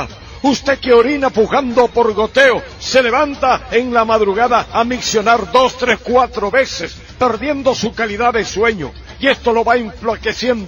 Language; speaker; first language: Spanish; native; Spanish